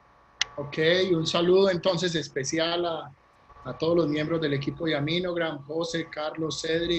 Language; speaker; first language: Spanish; native; Spanish